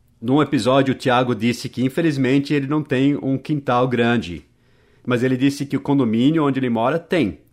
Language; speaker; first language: Portuguese; non-native, fluent; English